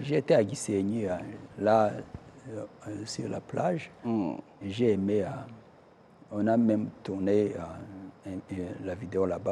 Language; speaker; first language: French; non-native, local second language; Kinyarwanda